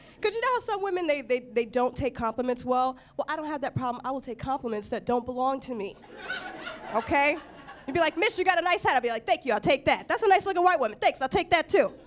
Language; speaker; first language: English; native; English